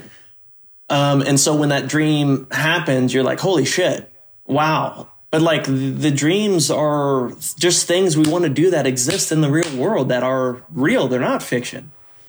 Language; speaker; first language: English; native; English